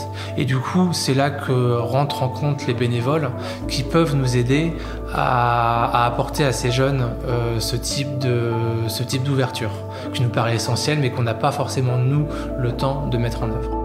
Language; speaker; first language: French; native; French